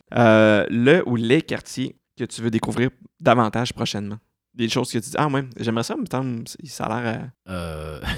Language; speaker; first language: French; native; French